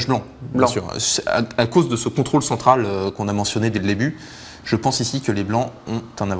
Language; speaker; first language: French; native; French